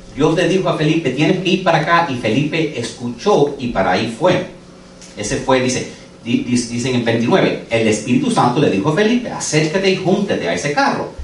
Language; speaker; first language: Spanish; non-native, fluent; English